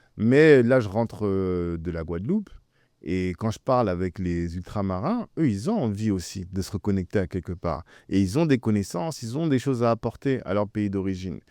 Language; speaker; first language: French; early bilingual, other home language; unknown